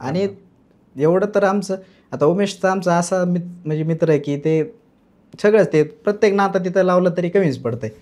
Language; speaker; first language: Marathi; native; Marathi